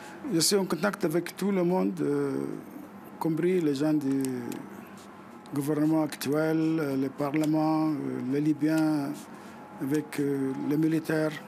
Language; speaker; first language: French; non-native, fluent; Arabic